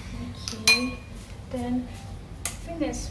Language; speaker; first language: English; non-native, learner; Lao